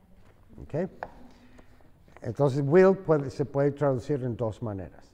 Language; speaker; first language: Spanish; non-native, fluent; English